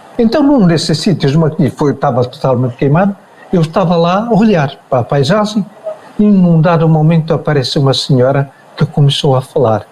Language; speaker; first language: Portuguese; non-native, local second language; Tetum